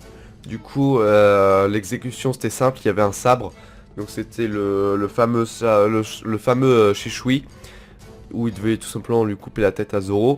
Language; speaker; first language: French; native; French